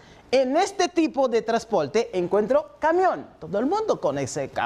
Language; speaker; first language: Spanish; non-native, fluent; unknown